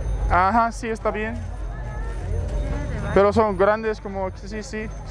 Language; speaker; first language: Spanish; non-native, learner; English